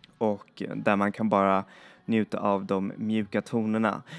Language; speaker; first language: Swedish; native; Swedish